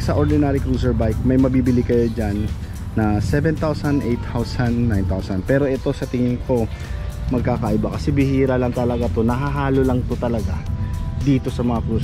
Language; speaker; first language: Filipino; native; Filipino